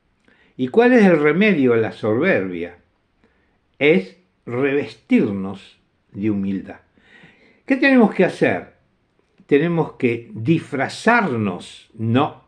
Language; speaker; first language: Spanish; non-native, fluent; Italian